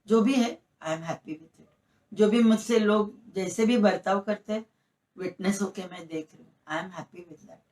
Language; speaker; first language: Hindi; non-native, local second language; Marathi